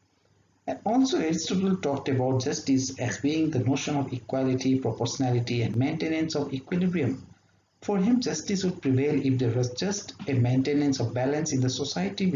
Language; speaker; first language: English; non-native, local second language; Assamese